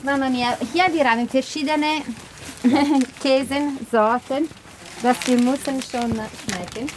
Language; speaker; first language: German; non-native, fluent; Italian